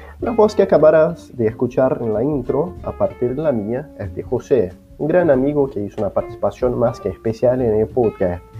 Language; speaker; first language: Spanish; non-native, fluent; Portuguese